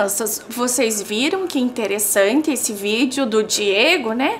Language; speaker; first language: Portuguese; native; Portuguese